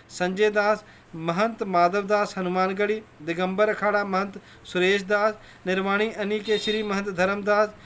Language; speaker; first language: Hindi; native; Hindi